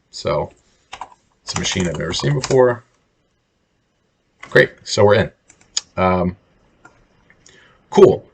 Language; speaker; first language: English; native; English